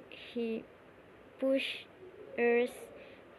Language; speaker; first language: English; non-native, learner; Malay